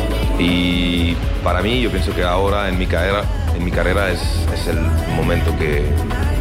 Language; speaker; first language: Spanish; non-native, learner; French